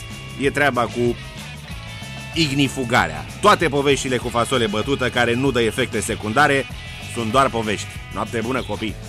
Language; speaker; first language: Romanian; native; Romanian